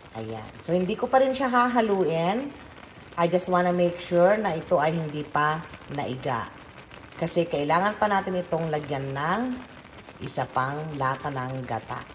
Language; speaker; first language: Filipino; non-native, local second language; Iloko